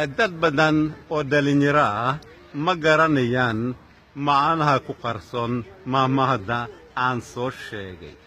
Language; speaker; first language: Somali; non-native, fluent; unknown